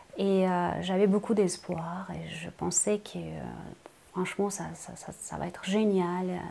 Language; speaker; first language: French; non-native, fluent; Russian